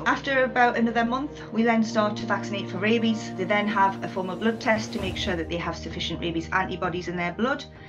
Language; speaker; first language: English; native; English